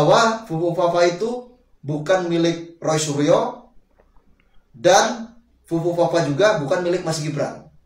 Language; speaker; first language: Indonesian; native; Indonesian